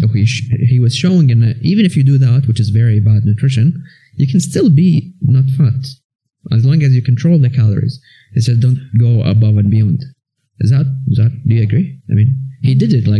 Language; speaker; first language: English; non-native, fluent; Arabic